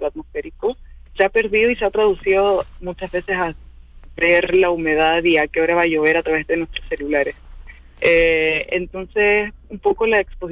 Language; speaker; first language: Spanish; native; Spanish